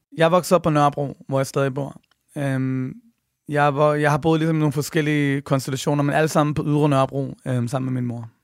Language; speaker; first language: Danish; early bilingual, other home language; Persian